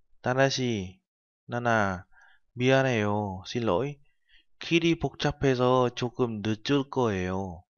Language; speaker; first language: Korean; non-native, fluent; Vietnamese